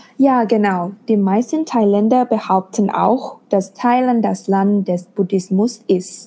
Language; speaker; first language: German; non-native, fluent; Thai